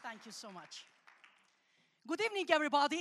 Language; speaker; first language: English; non-native, fluent; Armenian